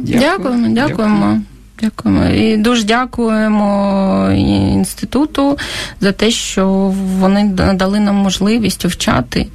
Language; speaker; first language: Ukrainian; non-native, local second language; Russian